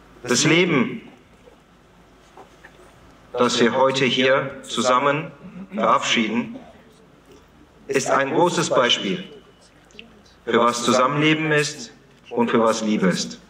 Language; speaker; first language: German; early bilingual, other home language; Turkish